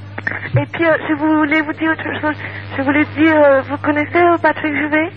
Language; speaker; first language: French; non-native, learner; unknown